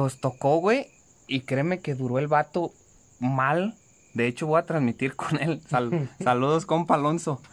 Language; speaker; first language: Spanish; native; Spanish